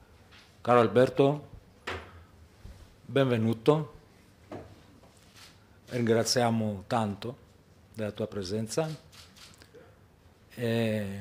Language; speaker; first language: Italian; non-native, fluent; Greek